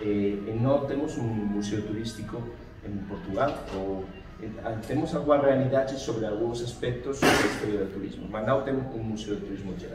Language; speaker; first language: Portuguese; non-native, fluent; Spanish